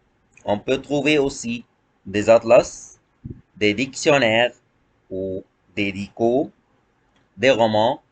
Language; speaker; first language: French; non-native, fluent; Arabic